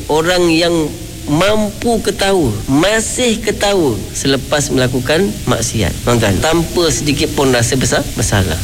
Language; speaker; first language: Malay; native; Malay